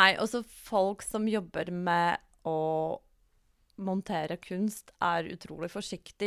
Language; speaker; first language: Norwegian; non-native, fluent; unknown